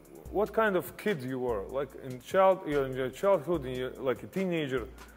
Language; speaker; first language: English; non-native, fluent; Lithuanian